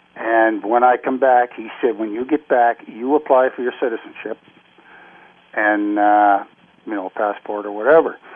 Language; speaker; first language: English; native; English